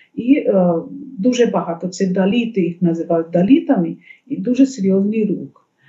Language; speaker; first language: Ukrainian; non-native, fluent; Bangla